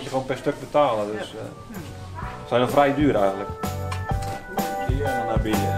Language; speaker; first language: Dutch; native; Dutch